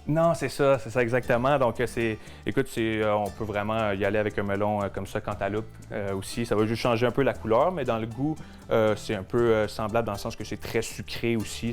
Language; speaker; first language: French; native; French